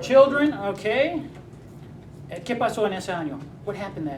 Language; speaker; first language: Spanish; non-native, learner; English